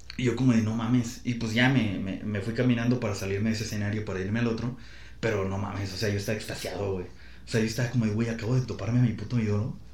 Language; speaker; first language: Spanish; native; Spanish